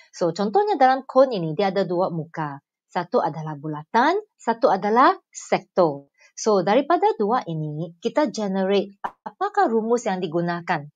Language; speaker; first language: Malay; non-native, local second language; Chinese